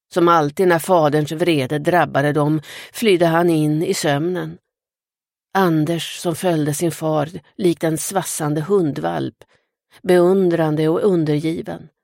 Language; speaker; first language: Swedish; native; Swedish